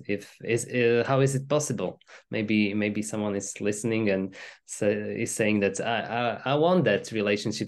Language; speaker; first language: English; non-native, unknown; Slovak